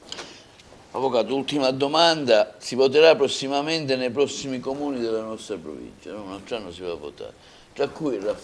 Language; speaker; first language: Italian; native; Italian